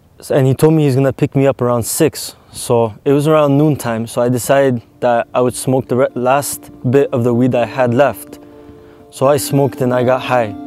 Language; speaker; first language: English; early bilingual, other home language; Arabic